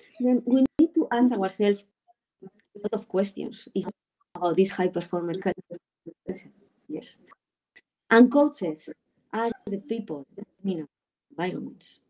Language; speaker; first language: English; non-native, learner; Spanish